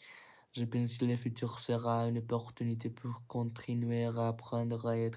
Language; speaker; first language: French; non-native, learner; Spanish